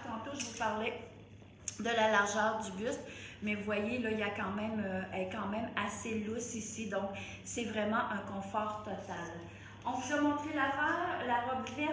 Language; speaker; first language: French; native; French